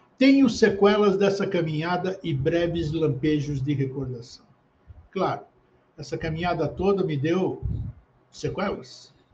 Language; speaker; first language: Portuguese; early bilingual, other home language; Greek